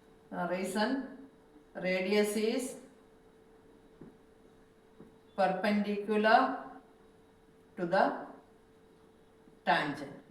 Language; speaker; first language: English; non-native, local second language; Malayalam